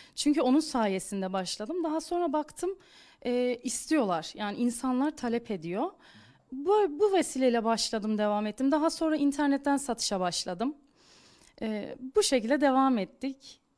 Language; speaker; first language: Turkish; native; Turkish